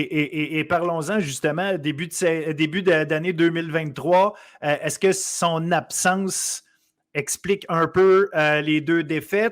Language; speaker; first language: French; native; French